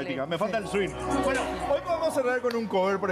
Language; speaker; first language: Spanish; native; Spanish